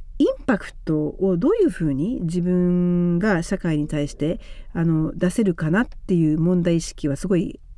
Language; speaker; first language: Japanese; native; Japanese